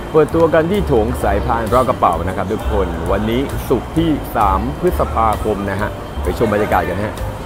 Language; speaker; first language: Thai; native; Thai